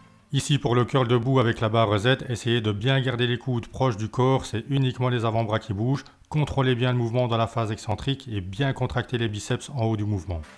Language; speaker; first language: French; native; French